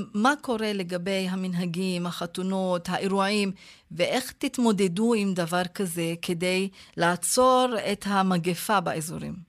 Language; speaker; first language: Hebrew; non-native, local second language; Arabic